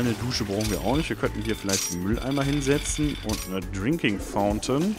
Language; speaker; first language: German; native; German